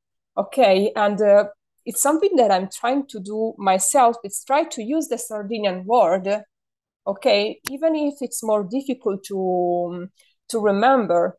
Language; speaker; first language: English; non-native, fluent; Italian